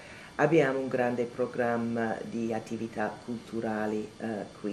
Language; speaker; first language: Italian; non-native, fluent; English